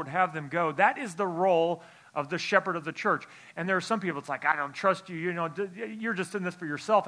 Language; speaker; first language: English; native; English